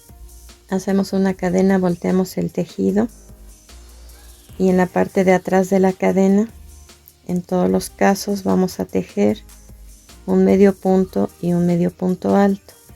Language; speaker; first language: Spanish; native; Spanish